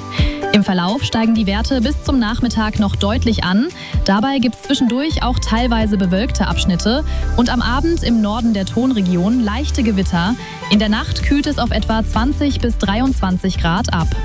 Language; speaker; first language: German; native; German